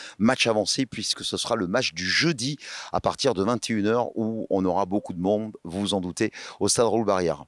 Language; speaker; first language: French; native; French